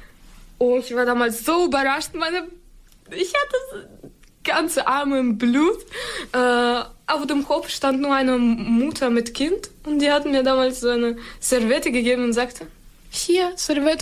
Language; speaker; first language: German; non-native, learner; Ukrainian